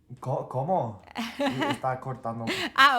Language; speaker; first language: Spanish; non-native, fluent; English